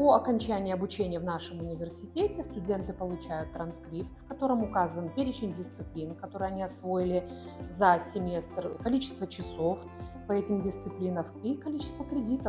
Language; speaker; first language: Russian; native; Russian